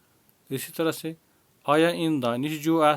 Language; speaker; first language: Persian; non-native, fluent; Urdu